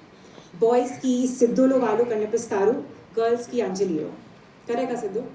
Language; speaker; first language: Telugu; non-native, learner; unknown